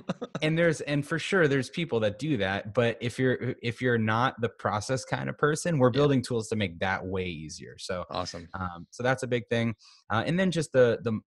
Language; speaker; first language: English; native; English